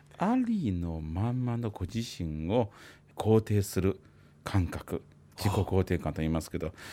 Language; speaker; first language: Japanese; non-native, fluent; Chinese